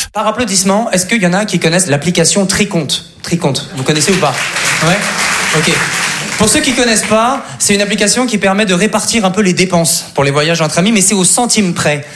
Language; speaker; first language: French; native; French